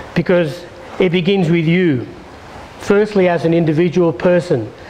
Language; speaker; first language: English; native; English